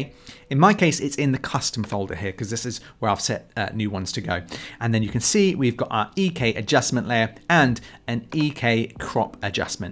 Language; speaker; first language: English; native; English